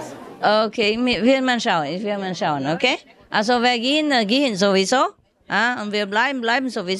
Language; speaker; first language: German; non-native, learner; Vietnamese